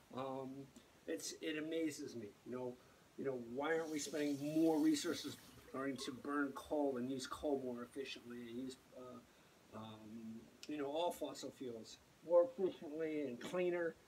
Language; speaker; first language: English; native; English